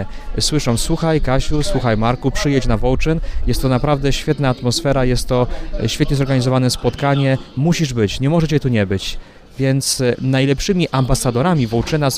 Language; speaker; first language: Polish; native; Polish